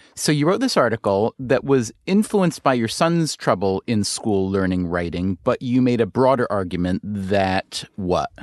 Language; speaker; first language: English; native; English